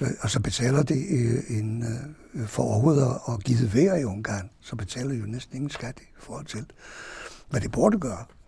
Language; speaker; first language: Danish; non-native, fluent; Hungarian